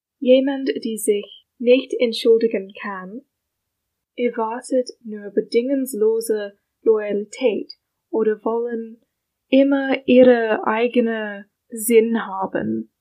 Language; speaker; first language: German; non-native, learner; English